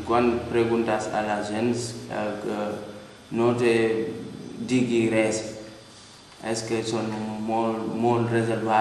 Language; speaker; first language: Catalan; non-native, learner; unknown